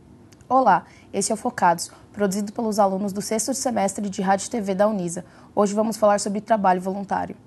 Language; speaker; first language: Portuguese; native; Portuguese